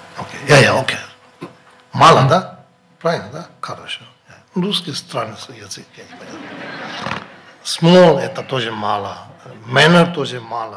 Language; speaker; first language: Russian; non-native, learner; Tibetan